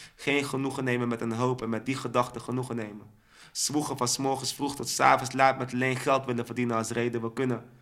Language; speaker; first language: Dutch; early bilingual, other home language; Sranan Tongo